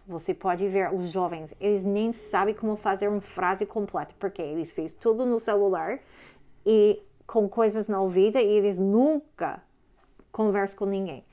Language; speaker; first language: Portuguese; non-native, learner; English